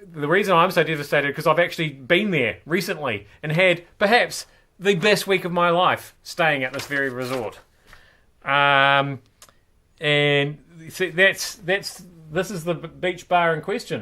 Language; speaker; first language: English; native; English